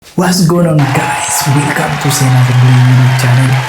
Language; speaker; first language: English; non-native, local second language; Oromo